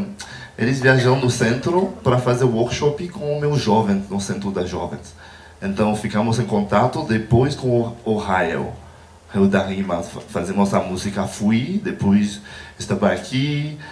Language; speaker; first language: Portuguese; non-native, learner; Haitian Creole